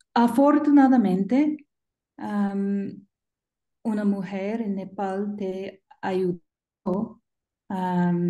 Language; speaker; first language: Spanish; non-native, learner; English